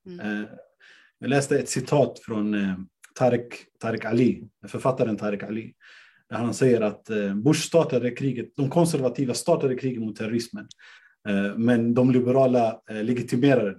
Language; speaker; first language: Swedish; native; Swedish